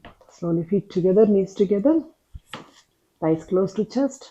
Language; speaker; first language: English; non-native, local second language; Telugu